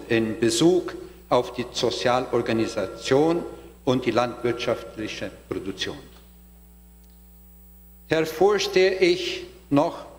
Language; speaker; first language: German; non-native, learner; Portuguese